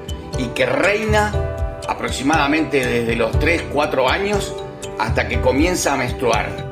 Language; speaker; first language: Spanish; native; Spanish